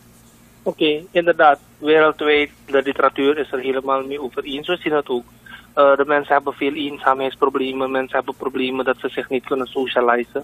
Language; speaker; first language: Dutch; native; Dutch